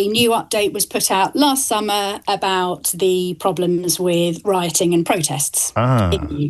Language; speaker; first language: English; native; English